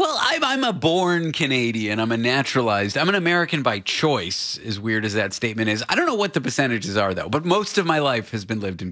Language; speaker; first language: English; native; English